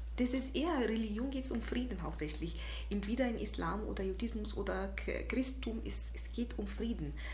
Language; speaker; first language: German; non-native, fluent; Arabic